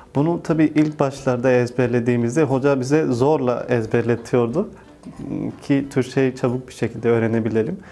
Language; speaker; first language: Turkish; non-native, fluent; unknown